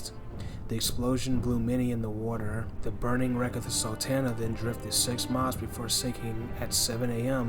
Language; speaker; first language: English; native; English